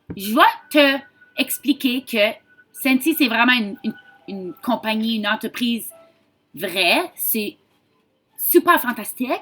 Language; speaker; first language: French; native; French